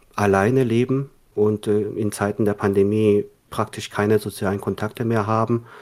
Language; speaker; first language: German; early bilingual, other home language; Korean